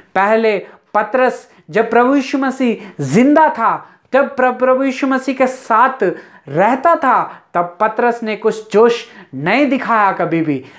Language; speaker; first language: Hindi; non-native, local second language; Telugu